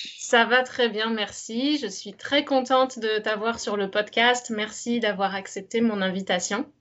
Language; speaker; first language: French; native; French